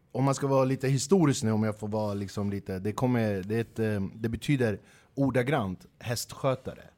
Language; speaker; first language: Swedish; early bilingual, other home language; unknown